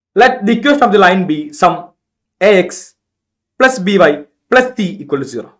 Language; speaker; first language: English; non-native, local second language; Malayalam